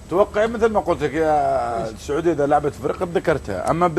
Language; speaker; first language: Arabic; native; Arabic